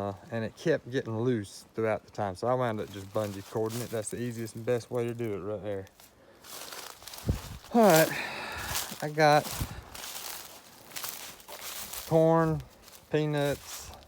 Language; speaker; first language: English; native; English